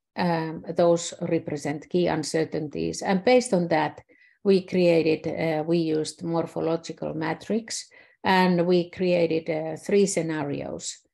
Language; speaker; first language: English; non-native, fluent; Finnish